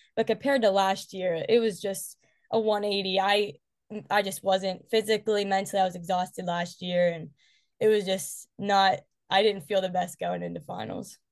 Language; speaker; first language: English; native; English